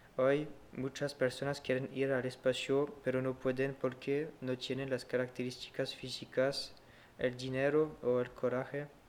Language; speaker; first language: Spanish; non-native, learner; French